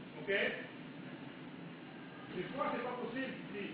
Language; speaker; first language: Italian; non-native, learner; Romanian